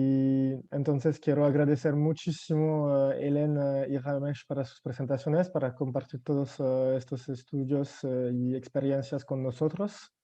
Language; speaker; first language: Spanish; non-native, fluent; French